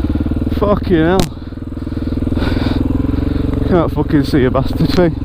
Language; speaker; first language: English; native; English